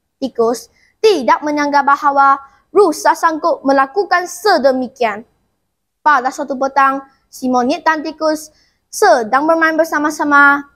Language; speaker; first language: Malay; non-native, local second language; Chinese